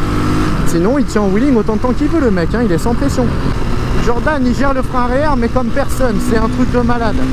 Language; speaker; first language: French; native; French